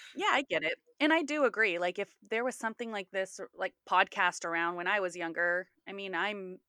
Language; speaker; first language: English; native; English